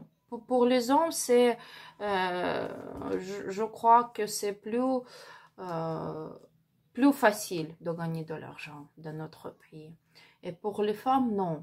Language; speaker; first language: French; non-native, learner; Ukrainian